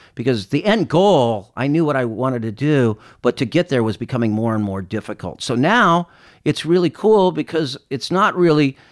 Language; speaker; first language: English; native; English